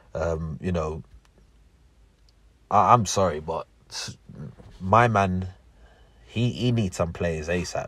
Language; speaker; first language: English; native; English